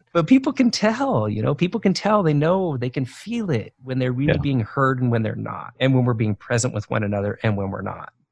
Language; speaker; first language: English; native; English